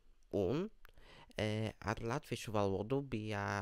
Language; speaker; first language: Latvian; non-native, learner; Polish